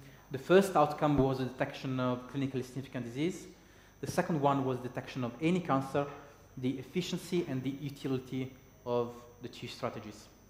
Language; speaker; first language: English; non-native, fluent; Italian